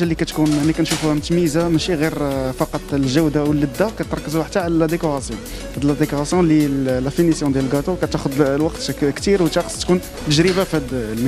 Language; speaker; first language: Arabic; native; Arabic